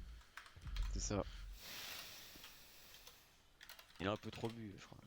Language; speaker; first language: French; native; French